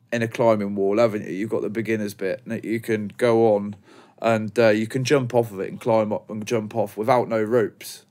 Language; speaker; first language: English; native; English